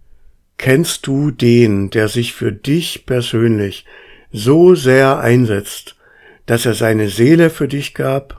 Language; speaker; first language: German; native; German